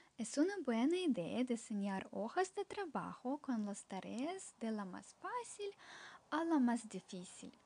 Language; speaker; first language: Spanish; non-native, fluent; Ukrainian